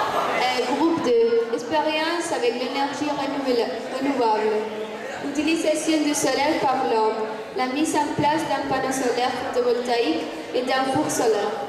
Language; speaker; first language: French; non-native, learner; Spanish